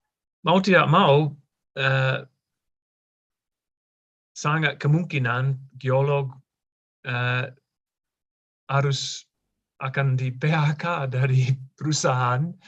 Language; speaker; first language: Indonesian; non-native, fluent; English